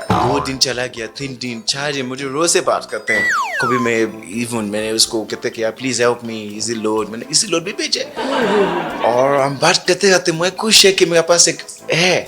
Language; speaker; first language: Hindi; non-native, fluent; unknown